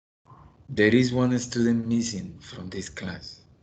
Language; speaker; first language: English; non-native, fluent; Spanish